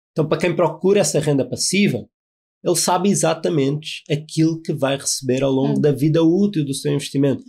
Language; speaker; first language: Portuguese; native; Portuguese